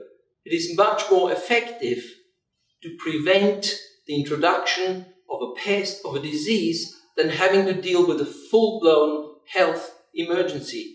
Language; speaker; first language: English; non-native, fluent; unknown